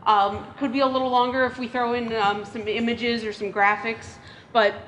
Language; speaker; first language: English; native; English